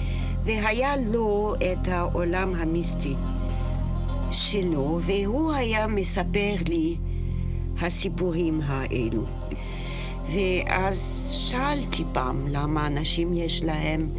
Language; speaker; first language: Hebrew; non-native, fluent; French